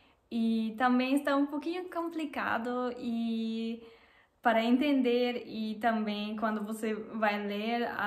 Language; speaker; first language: Portuguese; non-native, learner; German